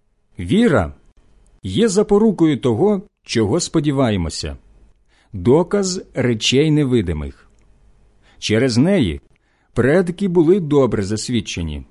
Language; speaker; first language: Ukrainian; native; Ukrainian